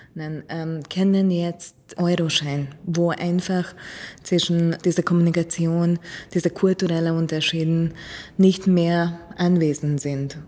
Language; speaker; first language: German; non-native, fluent; Hungarian